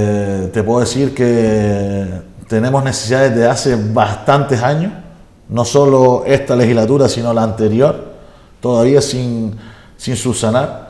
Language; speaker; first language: Spanish; native; Spanish